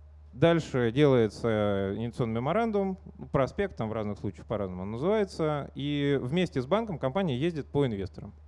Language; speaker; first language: Russian; native; Russian